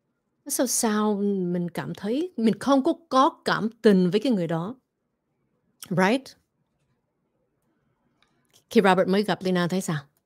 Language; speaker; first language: Vietnamese; early bilingual, other home language; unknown